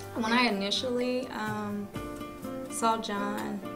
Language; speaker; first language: English; native; English